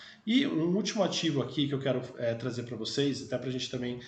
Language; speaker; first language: Portuguese; native; Portuguese